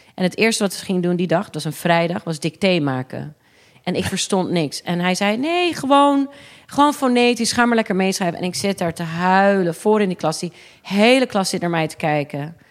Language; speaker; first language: Dutch; early bilingual, other home language; English